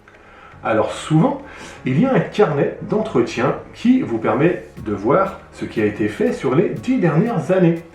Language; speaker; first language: French; native; French